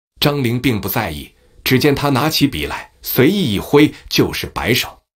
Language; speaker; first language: Chinese; native; Chinese